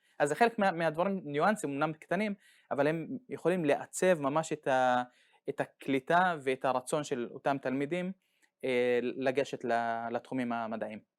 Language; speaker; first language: Hebrew; non-native, local second language; Arabic